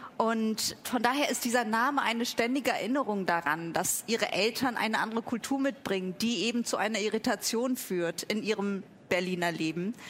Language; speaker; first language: German; early bilingual, other home language; Vietnamese